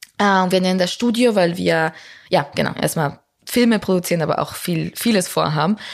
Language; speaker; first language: German; non-native, fluent; Spanish